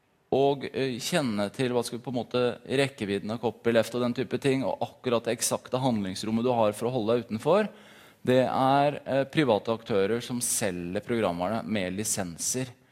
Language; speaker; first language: Norwegian; native; Norwegian